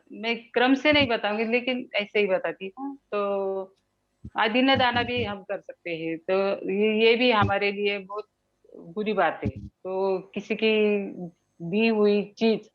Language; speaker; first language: Hindi; non-native, fluent; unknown